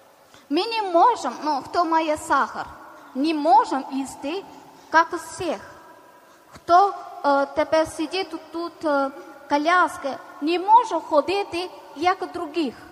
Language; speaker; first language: Ukrainian; non-native, learner; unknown